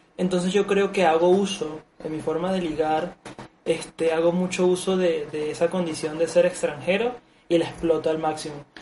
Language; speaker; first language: Spanish; native; Spanish